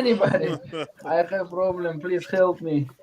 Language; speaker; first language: English; non-native, learner; Uzbek